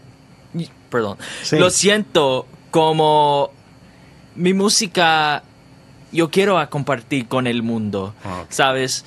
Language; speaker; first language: Spanish; non-native, learner; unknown